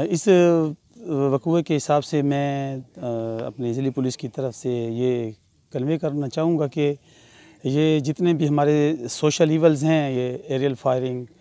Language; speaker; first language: Urdu; non-native, local second language; Pashto